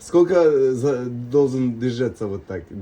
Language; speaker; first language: Russian; non-native, local second language; Uzbek